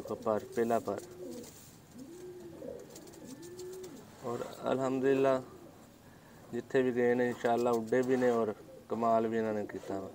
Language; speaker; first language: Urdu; non-native, local second language; Punjabi